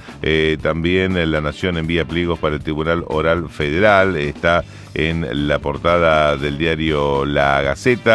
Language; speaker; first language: Spanish; native; Spanish